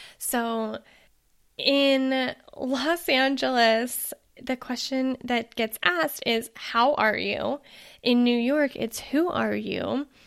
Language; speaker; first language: English; native; English